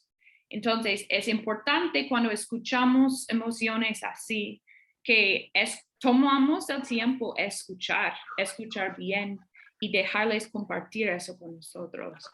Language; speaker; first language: Spanish; non-native, fluent; English